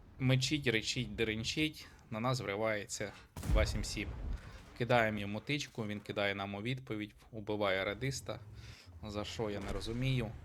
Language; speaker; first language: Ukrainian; non-native, local second language; Russian